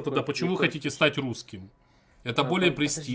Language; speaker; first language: Russian; native; Russian